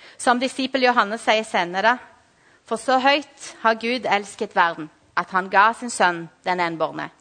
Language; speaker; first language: Norwegian; non-native, fluent; Portuguese